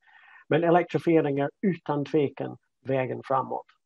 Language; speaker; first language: Swedish; non-native, fluent; English